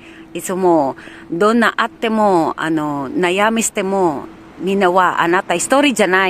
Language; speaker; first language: Japanese; non-native, learner; Filipino